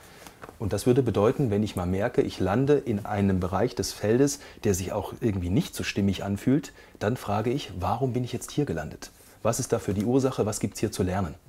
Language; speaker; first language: German; native; German